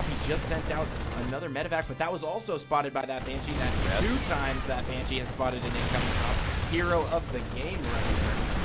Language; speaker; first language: English; native; English